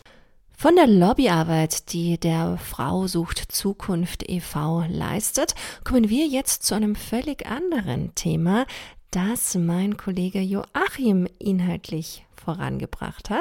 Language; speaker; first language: German; native; German